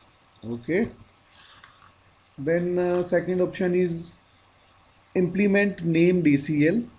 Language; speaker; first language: English; non-native, local second language; Hindi